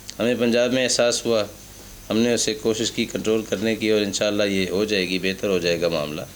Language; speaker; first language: Urdu; non-native, local second language; Saraiki